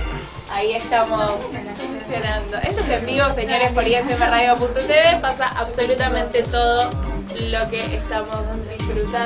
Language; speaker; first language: Spanish; native; Spanish